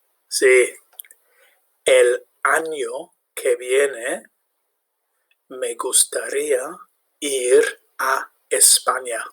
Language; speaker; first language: Spanish; non-native, fluent; English